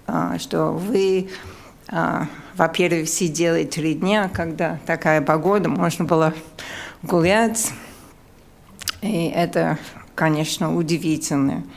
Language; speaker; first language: Russian; non-native, fluent; English